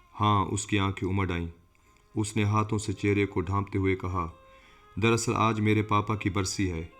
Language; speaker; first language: Urdu; non-native, local second language; Sindhi